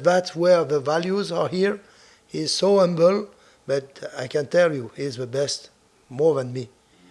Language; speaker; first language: English; non-native, fluent; French